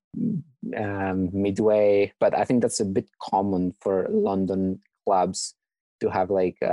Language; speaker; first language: English; non-native, fluent; Italian